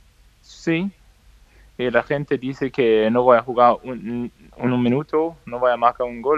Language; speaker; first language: Spanish; non-native, learner; Danish